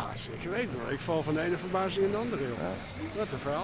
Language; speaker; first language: Dutch; native; Dutch